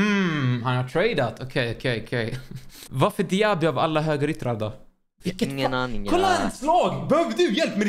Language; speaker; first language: Swedish; native; Swedish